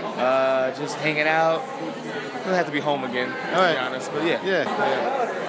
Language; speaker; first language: English; native; English